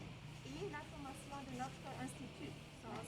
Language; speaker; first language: French; non-native, fluent; German